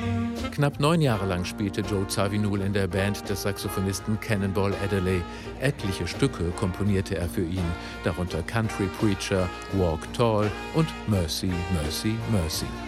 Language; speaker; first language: German; native; German